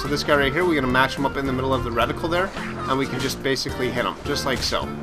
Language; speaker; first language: English; native; English